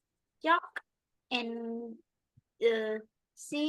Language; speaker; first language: English; non-native, learner; Vietnamese